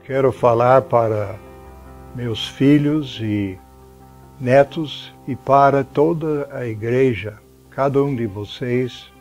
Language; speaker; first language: Portuguese; non-native, fluent; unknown